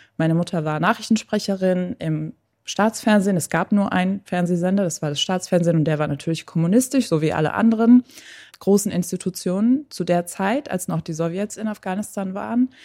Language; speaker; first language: German; early bilingual, other home language; Persian